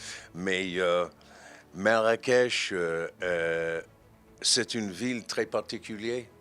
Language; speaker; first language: French; non-native, fluent; English